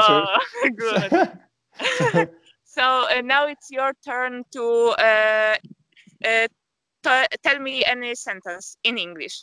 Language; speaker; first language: English; non-native, fluent; Polish